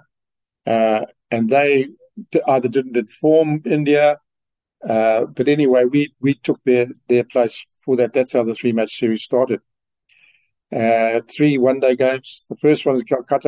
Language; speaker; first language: English; native; English